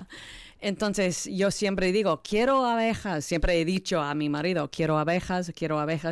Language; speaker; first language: Spanish; non-native, learner; English